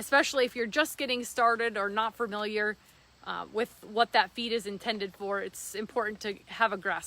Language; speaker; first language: English; native; English